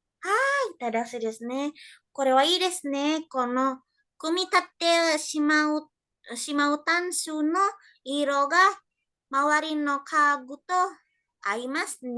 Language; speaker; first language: Japanese; non-native, fluent; Indonesian